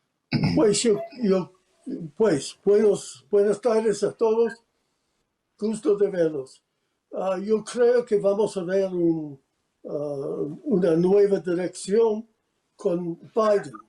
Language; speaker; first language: Spanish; non-native, fluent; English